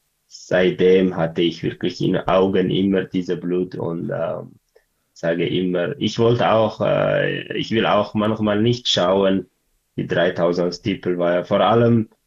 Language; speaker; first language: German; non-native, learner; Tigrinya